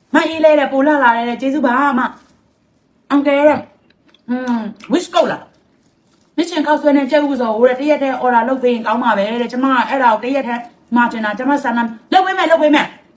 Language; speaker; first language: Burmese; non-native, local second language; Kachin